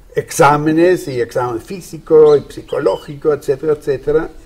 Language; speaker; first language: Spanish; non-native, fluent; Dutch